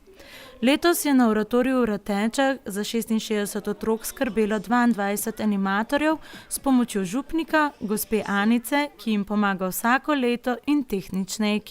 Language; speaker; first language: Slovenian; native; Slovenian